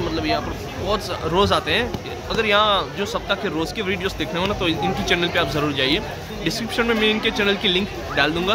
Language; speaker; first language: Hindi; non-native, local second language; Gujarati